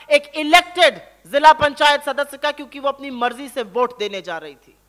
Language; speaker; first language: Hindi; native; Hindi